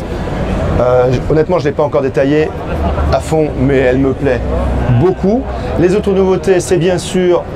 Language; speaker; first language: French; native; French